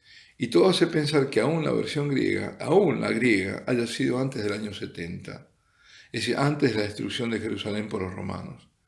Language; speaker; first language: Spanish; native; Spanish